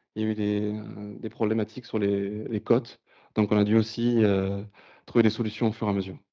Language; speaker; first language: French; native; French